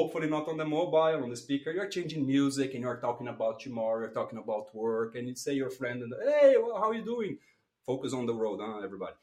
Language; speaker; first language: English; non-native, fluent; Portuguese